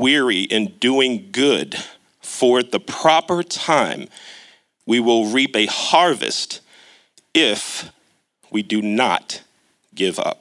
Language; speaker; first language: English; native; English